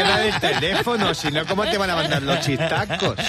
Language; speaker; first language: Spanish; native; Spanish